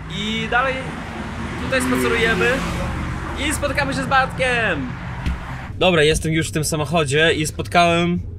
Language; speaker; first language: Polish; non-native, fluent; Russian